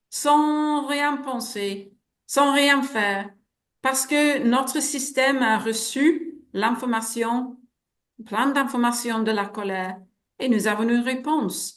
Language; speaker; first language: French; non-native, fluent; English